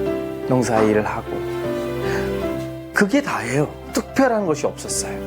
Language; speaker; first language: Korean; non-native, fluent; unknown